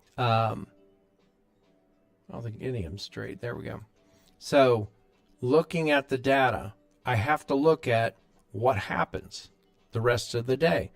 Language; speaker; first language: English; native; English